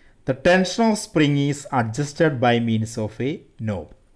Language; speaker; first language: English; non-native, local second language; Malayalam